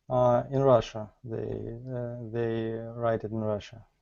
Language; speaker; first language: English; non-native, learner; Russian